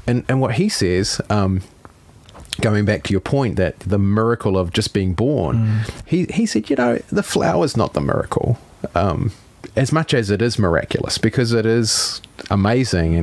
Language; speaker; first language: English; native; English